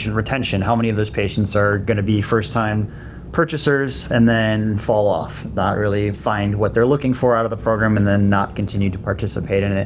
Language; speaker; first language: English; native; English